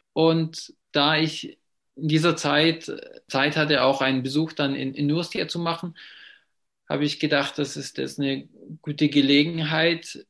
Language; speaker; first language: German; native; German